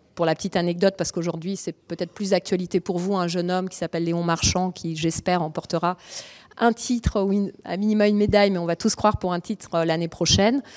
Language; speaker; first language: French; early bilingual, other home language; Romanian